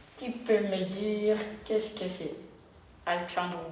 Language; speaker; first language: French; non-native, learner; Bambara